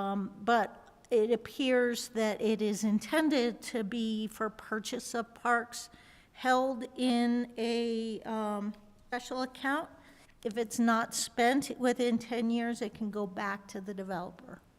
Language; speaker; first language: English; native; English